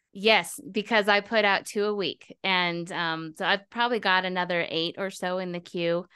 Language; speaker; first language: English; native; English